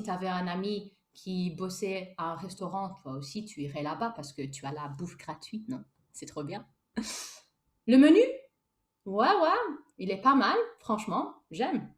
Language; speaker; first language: French; native; French